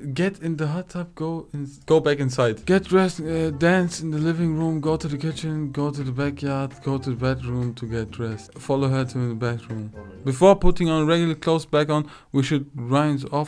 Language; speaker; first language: English; non-native, learner; German